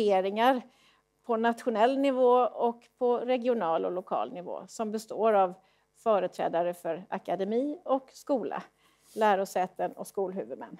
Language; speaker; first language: Swedish; native; Swedish